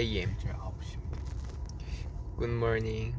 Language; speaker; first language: English; non-native, learner; Korean